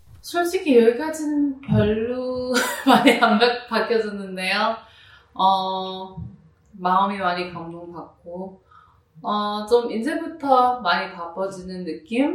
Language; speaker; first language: Korean; early bilingual, heritage; Korean